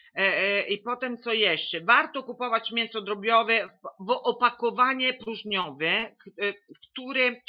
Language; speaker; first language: Polish; non-native, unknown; Italian